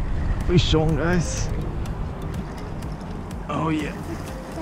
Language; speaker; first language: English; non-native, learner; Ukrainian